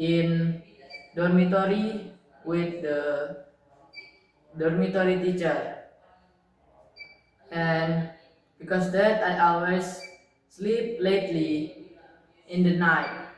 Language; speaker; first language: English; non-native, learner; Indonesian